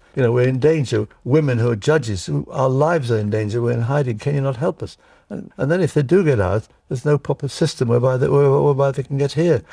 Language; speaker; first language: English; early bilingual, other home language; Czech